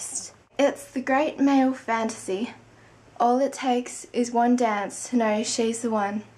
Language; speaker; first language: English; native; English